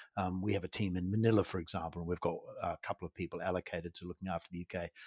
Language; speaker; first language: English; native; English